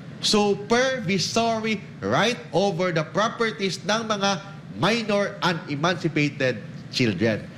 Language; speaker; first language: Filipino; native; Filipino